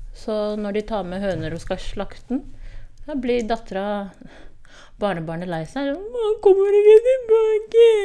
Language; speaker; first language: Norwegian; early bilingual, other home language; Kurdish